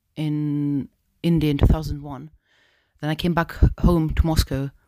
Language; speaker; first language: English; non-native, fluent; Russian